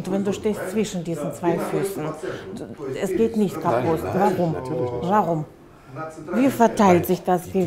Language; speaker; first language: German; non-native, fluent; Russian